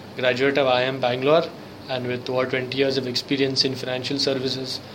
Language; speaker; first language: English; non-native, local second language; Marathi